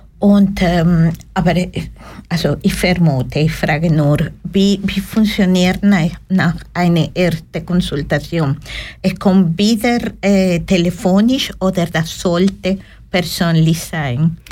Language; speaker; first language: German; non-native, learner; Spanish